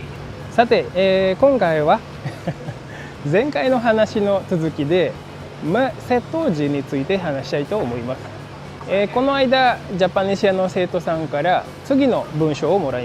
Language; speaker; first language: Japanese; non-native, fluent; Indonesian